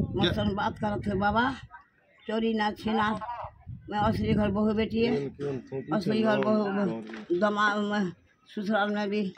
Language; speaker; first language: Hindi; non-native, local second language; Odia